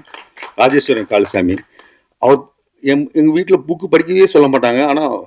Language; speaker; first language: Tamil; native; Tamil